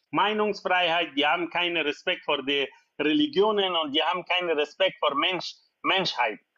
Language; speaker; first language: German; non-native, learner; Persian